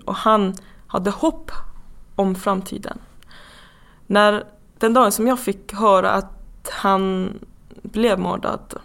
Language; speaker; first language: Swedish; non-native, fluent; Persian